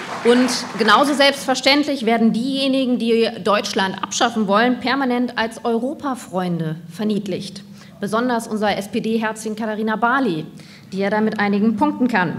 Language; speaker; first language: German; native; German